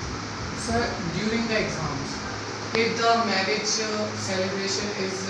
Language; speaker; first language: English; non-native, learner; Hindi